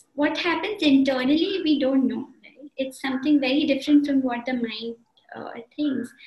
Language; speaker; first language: English; non-native, local second language; Marathi